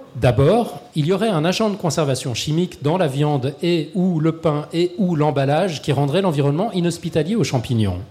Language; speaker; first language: French; native; French